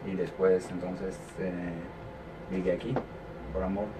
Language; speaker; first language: Spanish; non-native, learner; French